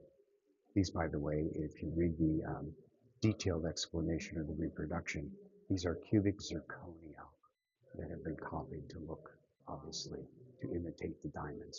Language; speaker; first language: English; native; English